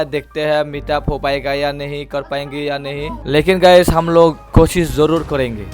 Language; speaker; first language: Hindi; non-native, local second language; Chakma